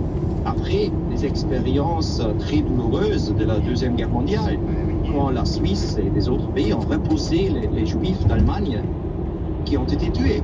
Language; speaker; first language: French; non-native, fluent; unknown